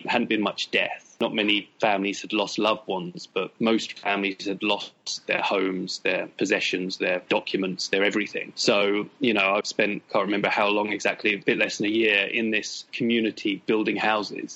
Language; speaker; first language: English; native; English